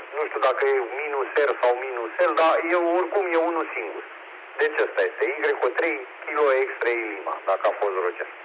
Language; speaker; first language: Romanian; native; Romanian